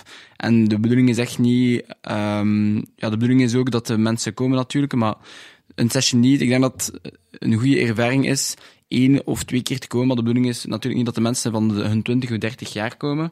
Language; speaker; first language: Dutch; non-native, local second language; French